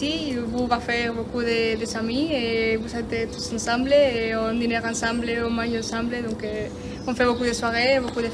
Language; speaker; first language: French; non-native, learner; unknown